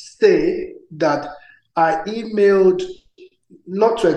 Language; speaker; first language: English; non-native, local second language; Yoruba